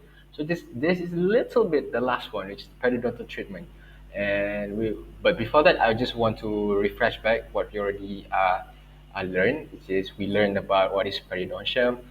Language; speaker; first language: English; non-native, local second language; Malay